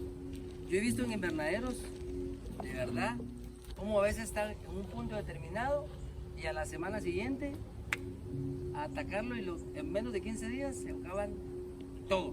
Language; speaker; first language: Spanish; native; Spanish